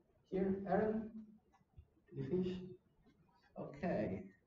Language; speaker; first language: English; non-native, fluent; Italian